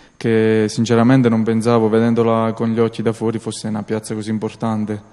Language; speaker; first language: Italian; native; Italian